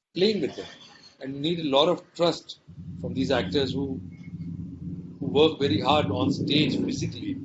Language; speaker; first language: English; non-native, local second language; Hindi